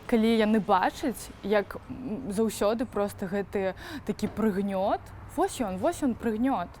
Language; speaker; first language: Belarusian; non-native, local second language; Russian